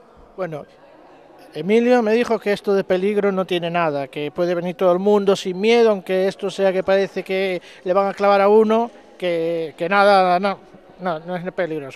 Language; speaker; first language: Spanish; native; Spanish